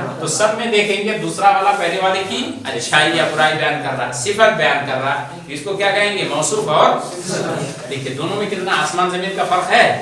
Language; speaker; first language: Urdu; native; Urdu